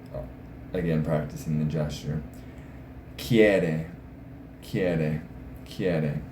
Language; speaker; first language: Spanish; non-native, fluent; English